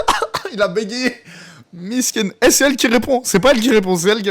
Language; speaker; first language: French; native; French